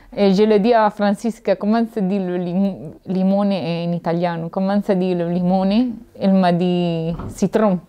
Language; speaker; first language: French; non-native, learner; Italian